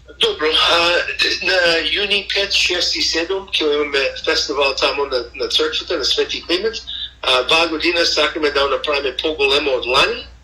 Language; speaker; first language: Macedonian; early bilingual, heritage; Macedonian